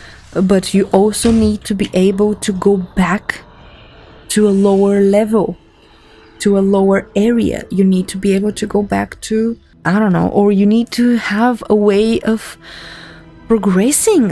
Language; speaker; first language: English; non-native, fluent; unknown